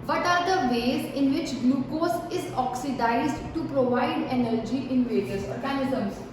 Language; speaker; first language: English; non-native, local second language; Hindi